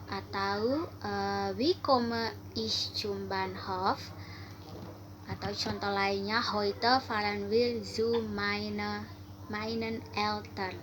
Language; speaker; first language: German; non-native, learner; Indonesian